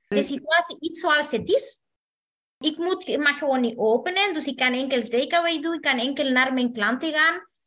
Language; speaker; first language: Dutch; non-native, fluent; Spanish